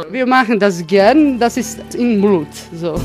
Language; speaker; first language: German; non-native, fluent; Croatian